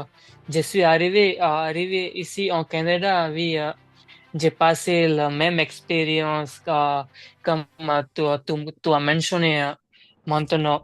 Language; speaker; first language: French; non-native, learner; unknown